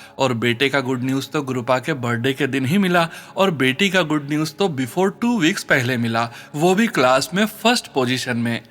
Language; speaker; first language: Hindi; native; Hindi